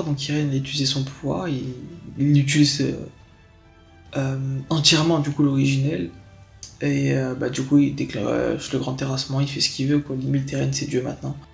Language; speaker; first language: French; native; French